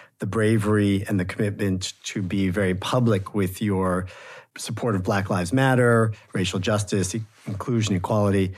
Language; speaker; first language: English; native; English